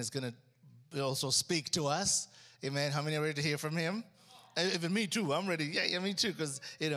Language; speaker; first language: English; non-native, local second language; Ganda